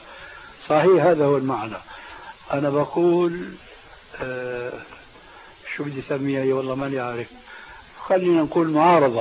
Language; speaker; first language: Arabic; early bilingual, other home language; Albanian